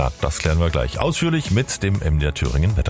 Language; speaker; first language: German; native; German